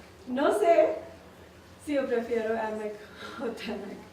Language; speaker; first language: Spanish; non-native, learner; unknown